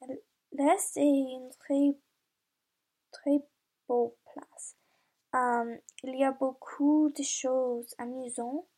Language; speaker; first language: French; non-native, learner; English